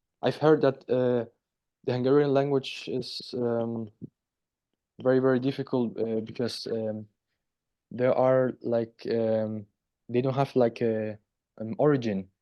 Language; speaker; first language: English; non-native, fluent; Spanish